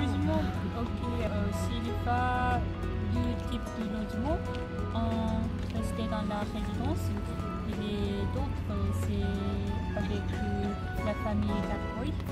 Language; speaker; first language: French; non-native, learner; Japanese